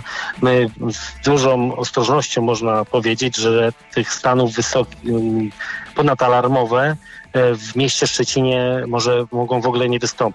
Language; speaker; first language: Polish; native; Polish